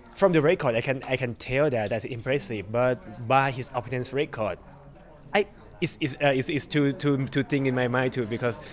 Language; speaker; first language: English; non-native, learner; Thai